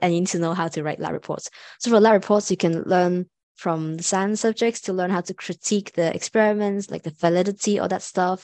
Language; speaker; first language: English; non-native, local second language; Cantonese